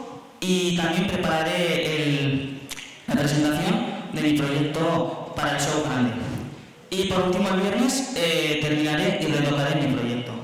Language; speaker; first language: Spanish; native; Spanish